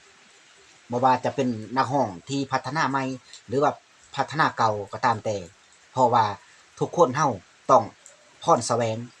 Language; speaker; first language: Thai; non-native, local second language; Lao